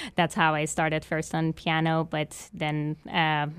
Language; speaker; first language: English; non-native, fluent; Persian